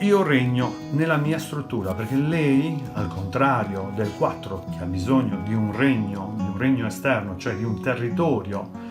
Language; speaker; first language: Italian; native; Italian